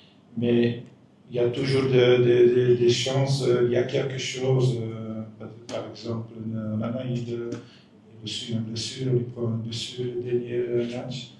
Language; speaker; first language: French; non-native, fluent; Dutch